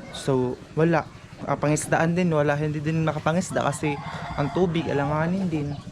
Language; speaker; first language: Filipino; non-native, local second language; Cebuano